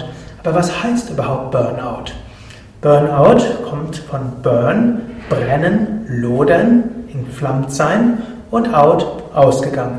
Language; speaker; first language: German; native; German